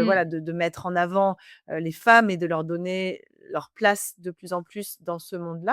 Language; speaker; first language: French; native; French